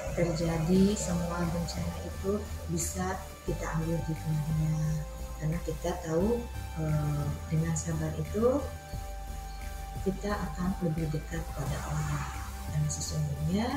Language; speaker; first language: Indonesian; native; Indonesian